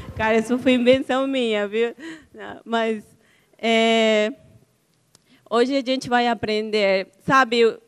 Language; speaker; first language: Portuguese; non-native, fluent; Spanish